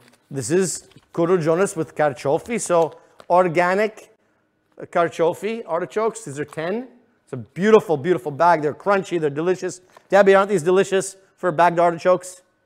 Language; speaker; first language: English; native; English